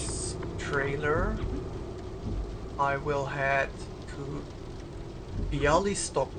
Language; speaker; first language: English; non-native, fluent; German